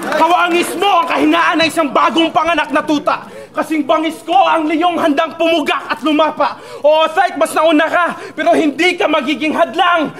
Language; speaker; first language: Filipino; non-native, local second language; Cebuano